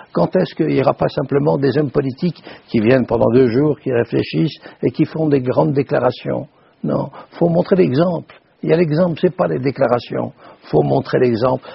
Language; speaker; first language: French; native; French